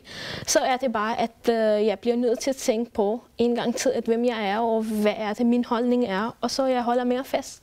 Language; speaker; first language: Danish; non-native, fluent; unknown